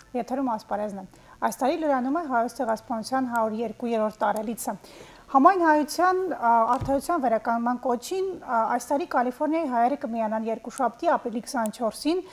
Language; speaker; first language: Armenian; native; Armenian